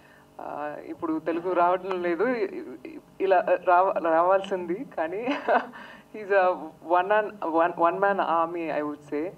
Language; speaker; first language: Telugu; non-native, learner; Tamil